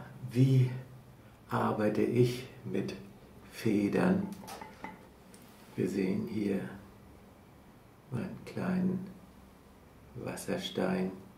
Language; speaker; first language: German; native; German